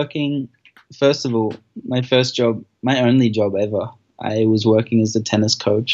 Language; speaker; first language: English; native; English